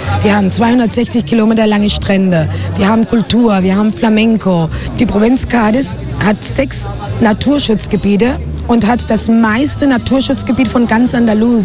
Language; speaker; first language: German; non-native, fluent; Spanish